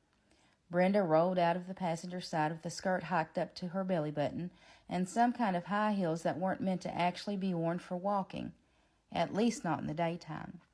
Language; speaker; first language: English; native; English